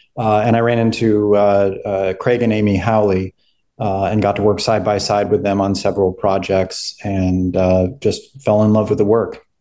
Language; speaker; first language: English; native; English